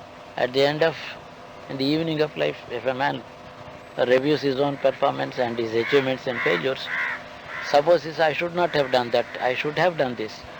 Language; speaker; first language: English; non-native, local second language; Telugu